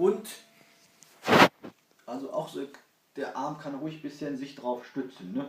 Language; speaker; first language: German; early bilingual, other home language; Kurdish